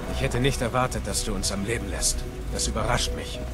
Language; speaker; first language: German; non-native, fluent; Polish